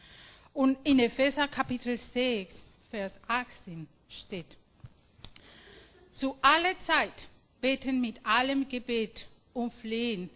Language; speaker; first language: German; non-native, fluent; Spanish